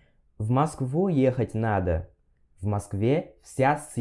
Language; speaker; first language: Russian; non-native, fluent; Portuguese